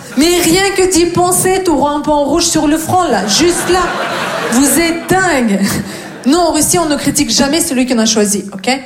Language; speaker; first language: French; non-native, fluent; Russian